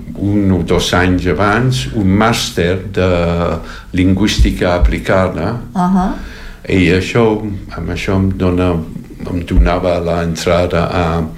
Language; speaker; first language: Catalan; non-native, fluent; English